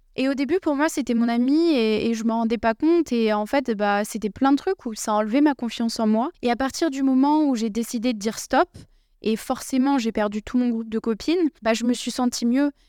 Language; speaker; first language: French; native; French